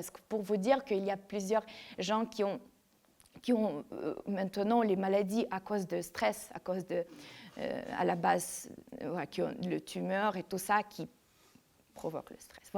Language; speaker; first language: French; non-native, fluent; Ukrainian